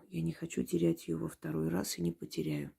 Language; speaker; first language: Russian; native; Russian